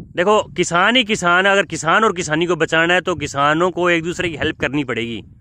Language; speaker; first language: Hindi; native; Hindi